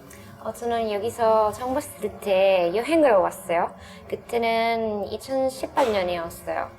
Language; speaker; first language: Korean; non-native, learner; Italian